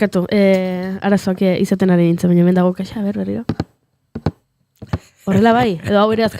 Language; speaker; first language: Basque; native; Basque